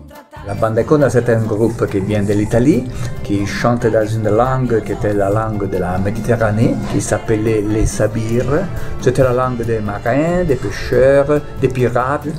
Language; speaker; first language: French; non-native, fluent; Italian